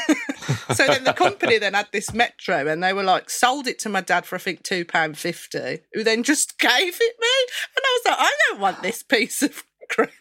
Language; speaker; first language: English; native; English